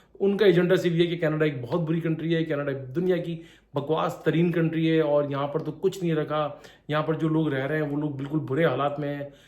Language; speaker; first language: Urdu; native; Urdu